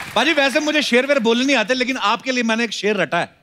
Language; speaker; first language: Hindi; native; Hindi